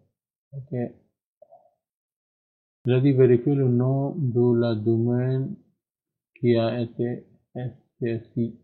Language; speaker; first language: French; non-native, learner; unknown